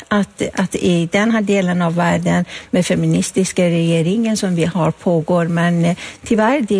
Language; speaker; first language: Swedish; non-native, fluent; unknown